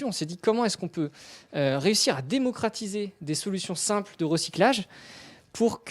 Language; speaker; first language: French; native; French